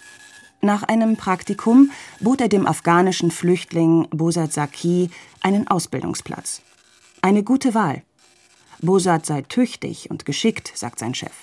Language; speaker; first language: German; native; German